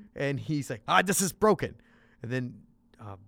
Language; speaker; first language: English; native; English